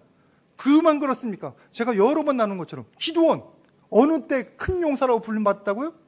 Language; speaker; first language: Korean; native; Korean